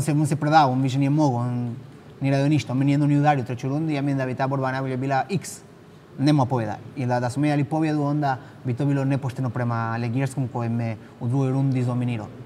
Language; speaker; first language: Bosnian; non-native, fluent; Spanish